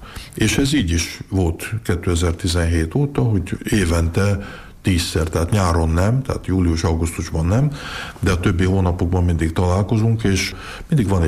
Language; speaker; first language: Hungarian; early bilingual, heritage; Hungarian